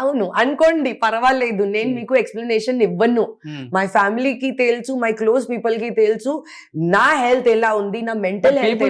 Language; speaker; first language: Telugu; non-native, local second language; Hindi